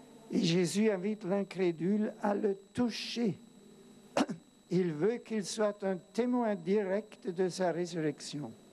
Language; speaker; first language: French; non-native, fluent; German